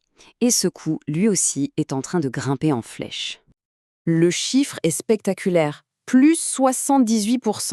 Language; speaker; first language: French; native; French